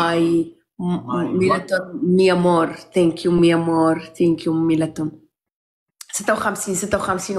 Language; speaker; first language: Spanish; non-native, learner; Arabic